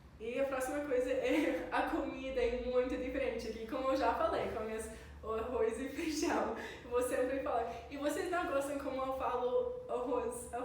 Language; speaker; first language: Portuguese; early bilingual, other home language; English